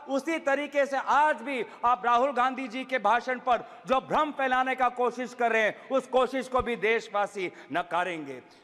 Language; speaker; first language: Hindi; non-native, local second language; Assamese